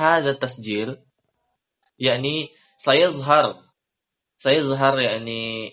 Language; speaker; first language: Arabic; non-native, learner; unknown